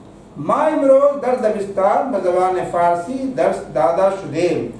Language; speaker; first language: Persian; non-native, learner; Urdu